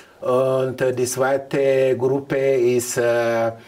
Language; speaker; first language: German; non-native, learner; Mandingo